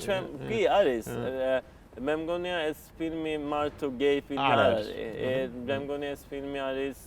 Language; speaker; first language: Georgian; early bilingual, heritage; Swedish